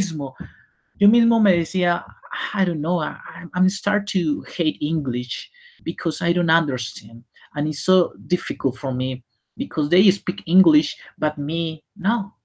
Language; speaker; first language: English; non-native, learner; Spanish